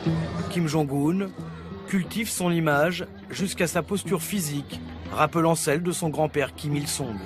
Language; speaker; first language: French; native; French